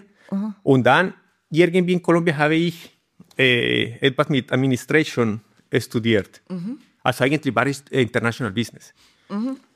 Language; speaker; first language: German; non-native, learner; Spanish